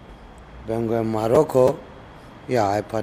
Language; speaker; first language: Spanish; non-native, learner; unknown